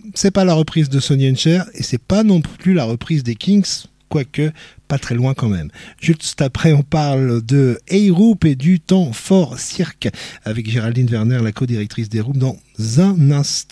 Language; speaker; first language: French; native; French